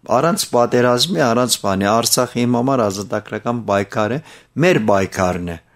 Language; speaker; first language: Armenian; early bilingual, heritage; Armenian